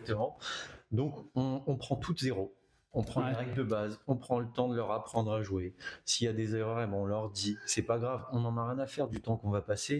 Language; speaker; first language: French; native; French